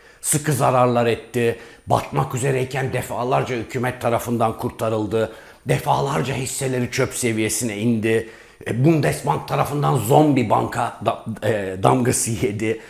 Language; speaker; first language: Turkish; native; Turkish